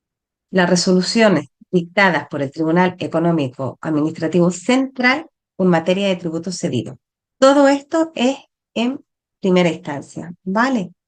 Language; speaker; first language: Spanish; native; Spanish